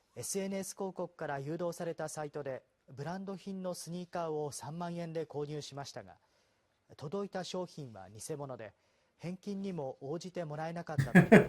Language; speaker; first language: Japanese; native; Japanese